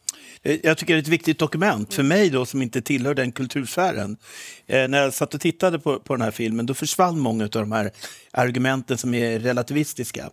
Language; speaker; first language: Swedish; native; Swedish